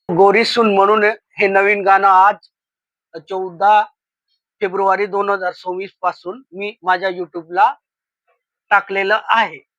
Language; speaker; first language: Marathi; non-native, local second language; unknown